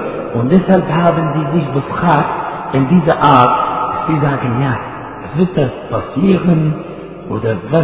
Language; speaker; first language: German; non-native, fluent; Arabic